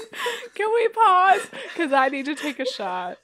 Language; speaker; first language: English; native; English